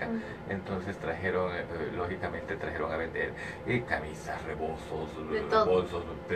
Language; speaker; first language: Spanish; native; Spanish